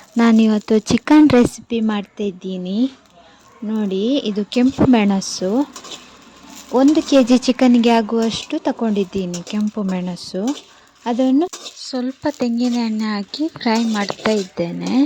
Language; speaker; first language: Kannada; non-native, local second language; Tulu